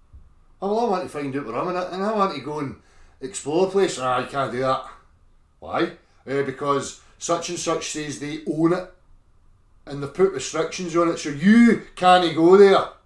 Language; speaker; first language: English; native; English